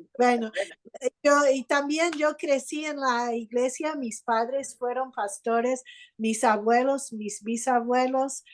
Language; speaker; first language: Spanish; non-native, fluent; English